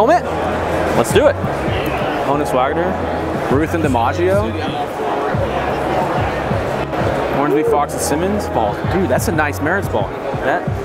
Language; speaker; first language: English; native; English